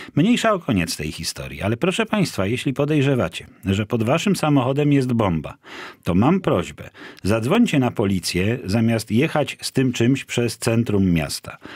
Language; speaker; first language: Polish; native; Polish